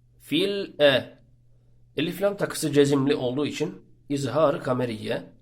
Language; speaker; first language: Turkish; native; Turkish